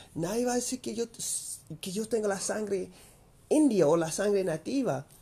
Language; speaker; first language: Spanish; non-native, fluent; English